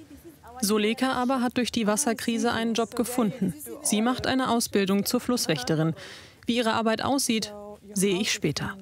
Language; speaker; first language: German; native; German